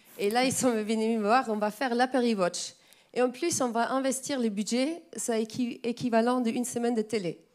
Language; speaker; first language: French; non-native, fluent; German